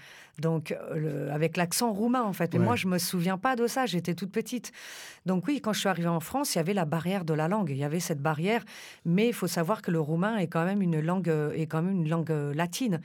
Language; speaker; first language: French; early bilingual, other home language; Romanian